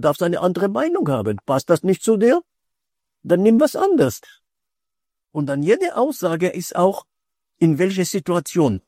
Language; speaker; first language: German; non-native, fluent; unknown